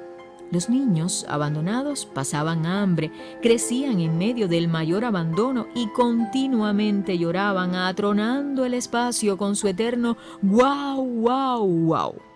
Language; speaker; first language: Spanish; native; Spanish